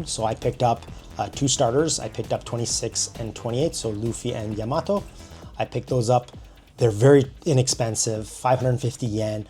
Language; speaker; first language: English; native; English